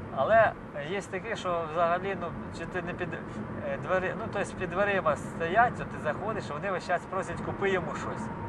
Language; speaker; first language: Ukrainian; non-native, local second language; Russian